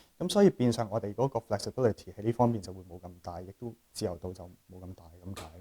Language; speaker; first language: Cantonese; native; Cantonese